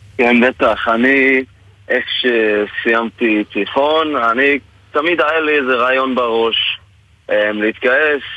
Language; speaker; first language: Hebrew; non-native, fluent; English